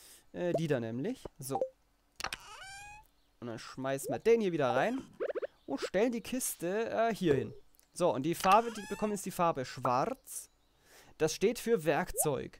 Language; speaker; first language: German; native; German